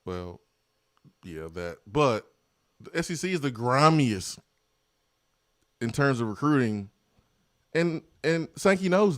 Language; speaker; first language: English; native; English